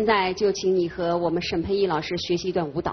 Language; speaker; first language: Chinese; native; Chinese